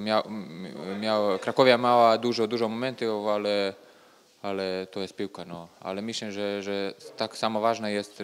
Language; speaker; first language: Polish; non-native, learner; Serbian